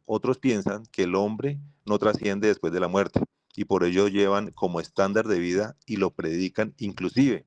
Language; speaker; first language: Spanish; native; Spanish